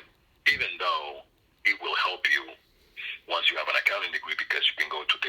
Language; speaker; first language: English; non-native, fluent; Spanish